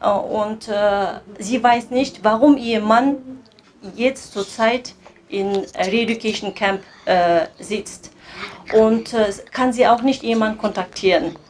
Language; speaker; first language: German; non-native, fluent; Kazakh